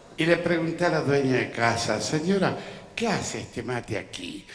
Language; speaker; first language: Spanish; native; Spanish